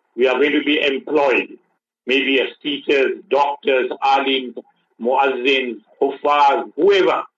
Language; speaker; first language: English; native; English